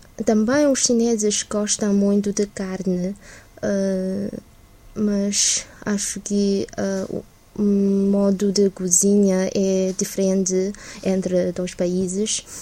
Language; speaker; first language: Portuguese; non-native, learner; Chinese